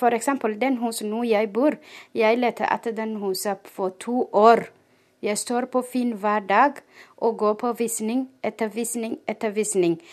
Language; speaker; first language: Norwegian; non-native, learner; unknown